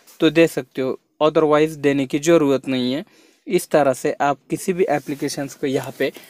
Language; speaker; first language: Hindi; non-native, local second language; Marathi